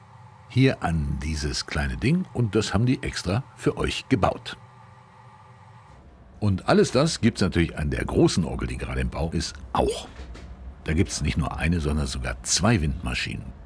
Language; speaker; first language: German; native; German